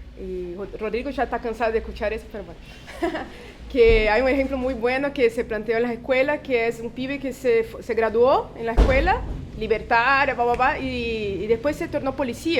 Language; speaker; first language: Spanish; non-native, fluent; Portuguese